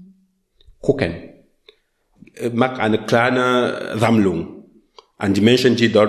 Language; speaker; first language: German; non-native, learner; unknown